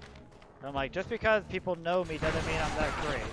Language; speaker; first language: English; native; English